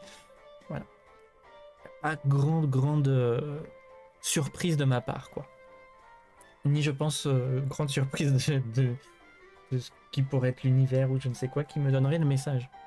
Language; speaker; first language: French; native; French